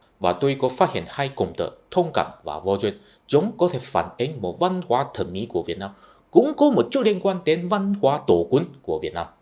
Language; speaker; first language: Vietnamese; non-native, fluent; Chinese